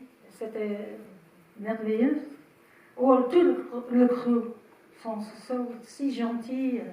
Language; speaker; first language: French; non-native, learner; English